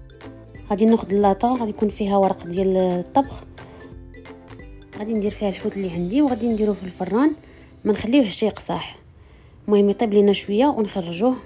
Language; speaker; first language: Arabic; native; Arabic